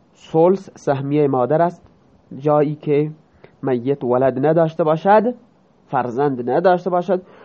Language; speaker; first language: Persian; non-native, local second language; Baluchi